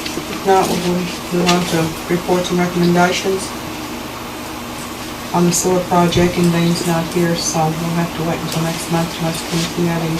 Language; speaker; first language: English; native; English